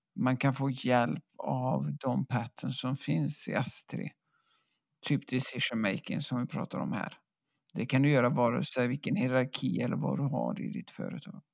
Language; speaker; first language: Swedish; native; Swedish